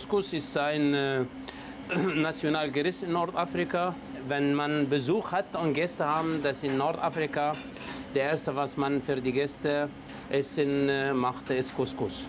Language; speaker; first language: German; non-native, learner; Arabic